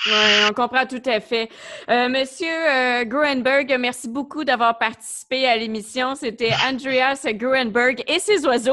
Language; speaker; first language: French; native; French